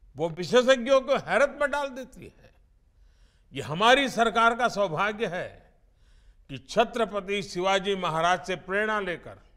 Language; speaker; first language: Hindi; non-native, local second language; Gujarati